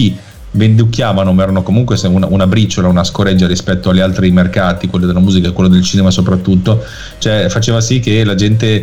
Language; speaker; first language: Italian; native; Italian